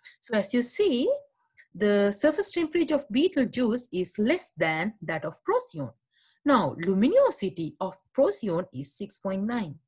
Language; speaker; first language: English; non-native, local second language; Sinhala